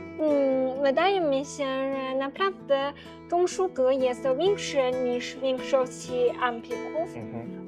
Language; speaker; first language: Polish; non-native, fluent; Chinese